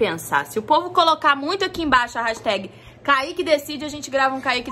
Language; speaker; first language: Portuguese; native; Portuguese